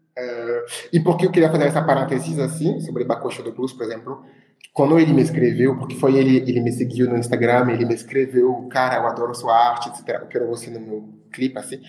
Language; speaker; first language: Portuguese; non-native, fluent; French